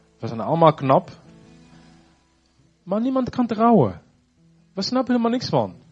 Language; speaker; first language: Dutch; non-native, fluent; Rundi